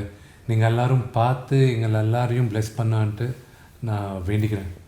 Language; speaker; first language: Tamil; non-native, local second language; Telugu